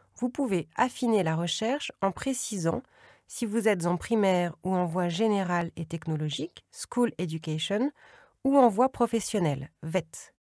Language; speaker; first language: French; native; French